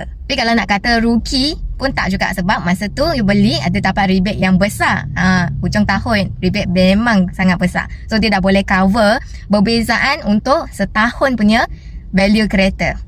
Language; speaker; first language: Malay; native; Malay